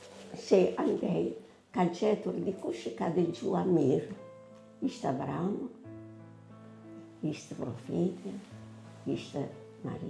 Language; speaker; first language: Albanian; non-native, learner; Italian